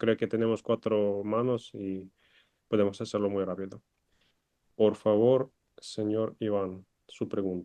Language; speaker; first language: Spanish; non-native, fluent; Ukrainian